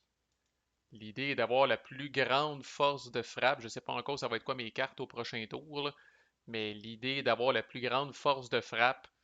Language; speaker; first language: French; native; French